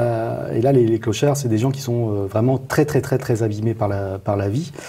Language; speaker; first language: French; native; French